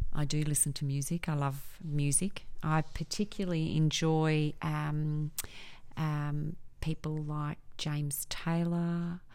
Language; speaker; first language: English; native; English